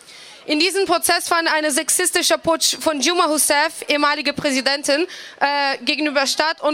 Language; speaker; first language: German; non-native, fluent; Portuguese